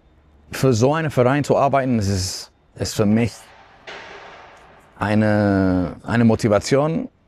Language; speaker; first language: German; non-native, fluent; Spanish